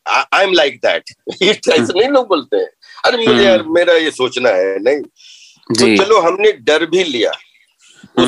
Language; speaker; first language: Hindi; native; Hindi